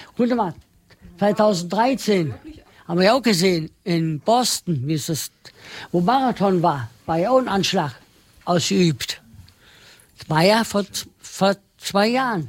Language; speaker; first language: German; non-native, learner; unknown